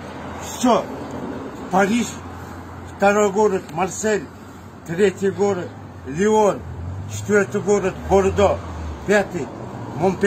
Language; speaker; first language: Russian; non-native, local second language; Kyrgyz